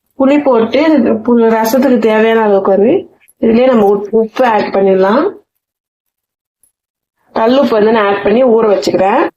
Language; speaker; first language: Tamil; native; Tamil